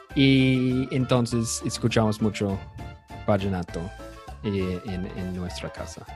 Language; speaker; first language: Spanish; non-native, fluent; English